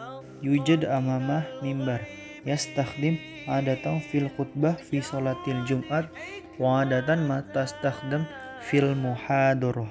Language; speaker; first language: Arabic; non-native, learner; Indonesian